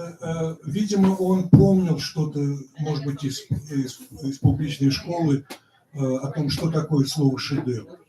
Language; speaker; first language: Russian; native; Russian